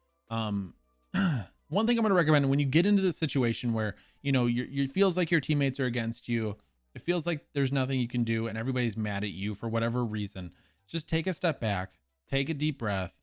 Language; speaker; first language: English; native; English